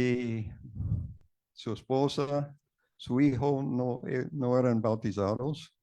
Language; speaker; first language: Spanish; non-native, fluent; English